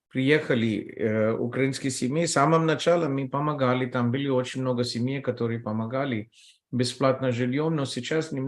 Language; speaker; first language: Russian; non-native, fluent; Telugu